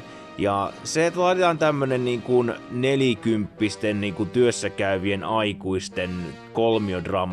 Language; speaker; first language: Finnish; native; Finnish